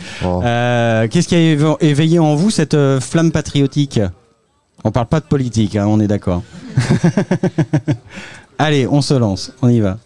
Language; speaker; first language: French; native; French